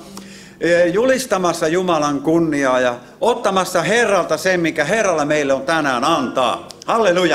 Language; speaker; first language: Finnish; native; Finnish